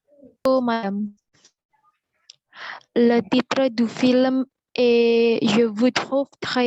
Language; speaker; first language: French; non-native, learner; Indonesian